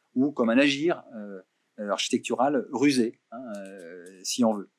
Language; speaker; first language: French; native; French